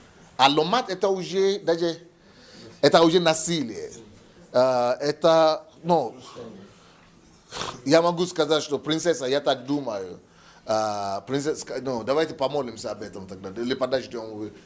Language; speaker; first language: Russian; non-native, learner; Yoruba